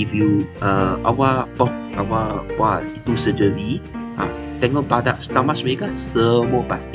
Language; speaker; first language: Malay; non-native, local second language; Chinese